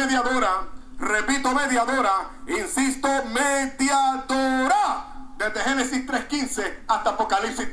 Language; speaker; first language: Spanish; native; Spanish